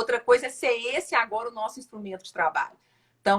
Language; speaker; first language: Portuguese; native; Portuguese